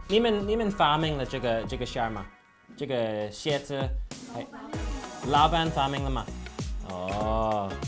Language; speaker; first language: Chinese; non-native, learner; English